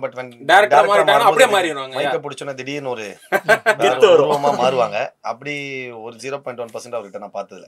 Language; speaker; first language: Tamil; native; Tamil